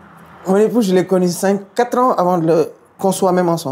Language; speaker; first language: French; non-native, local second language; Wolof